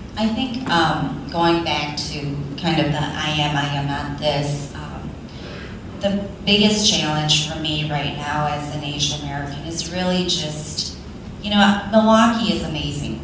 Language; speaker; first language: English; early bilingual, other home language; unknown